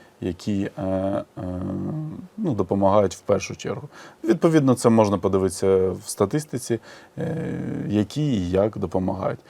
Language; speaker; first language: Ukrainian; native; Ukrainian